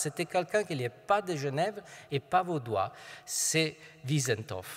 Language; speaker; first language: French; non-native, fluent; Italian